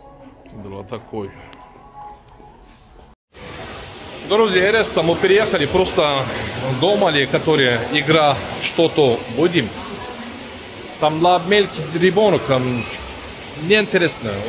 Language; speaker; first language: Russian; non-native, learner; Turkish